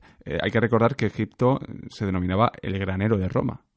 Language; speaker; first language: Spanish; native; Spanish